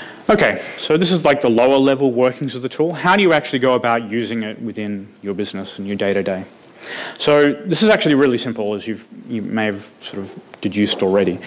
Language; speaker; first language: English; native; English